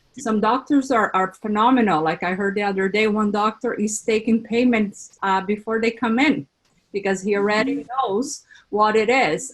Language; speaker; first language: English; non-native, fluent; Portuguese